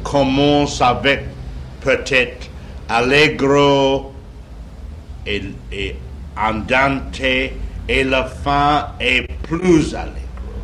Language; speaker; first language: French; non-native, learner; English